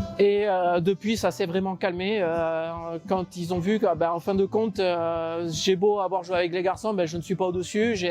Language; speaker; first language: French; native; French